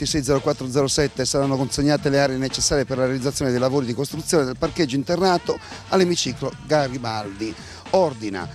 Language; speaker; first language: Italian; native; Italian